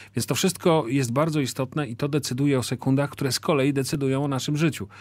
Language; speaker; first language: Polish; native; Polish